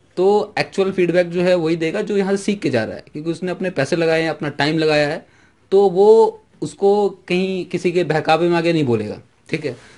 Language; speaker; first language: Hindi; native; Hindi